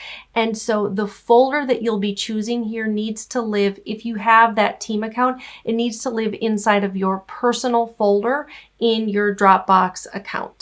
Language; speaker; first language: English; native; English